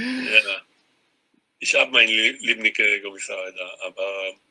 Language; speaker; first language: German; non-native, learner; Hebrew